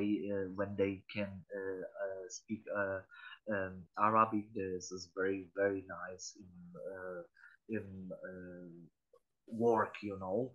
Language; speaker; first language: English; non-native, learner; Polish